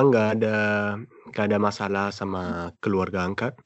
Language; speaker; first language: Indonesian; non-native, learner; English